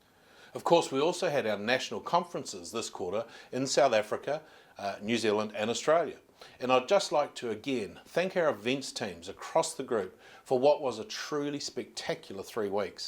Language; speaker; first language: English; native; English